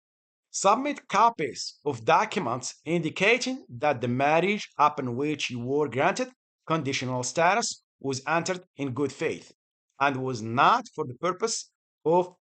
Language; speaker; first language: English; non-native, fluent; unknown